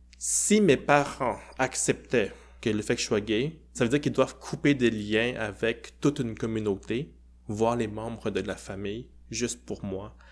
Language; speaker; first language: French; early bilingual, other home language; Cantonese